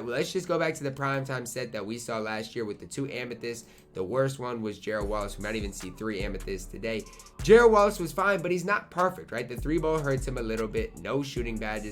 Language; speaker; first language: English; native; English